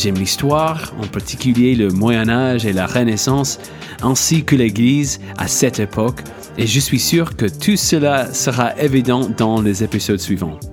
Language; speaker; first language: French; non-native, fluent; English